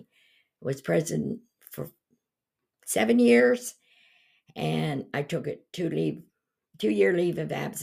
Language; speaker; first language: English; native; English